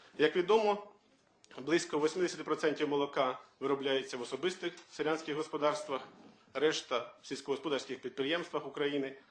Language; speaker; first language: Ukrainian; native; Ukrainian